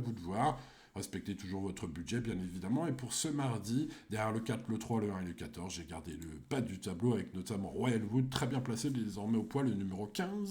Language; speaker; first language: French; native; French